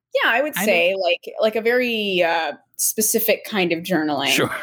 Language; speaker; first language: English; native; English